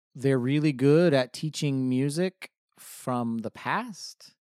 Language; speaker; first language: English; native; English